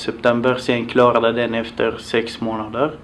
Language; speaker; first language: Swedish; non-native, fluent; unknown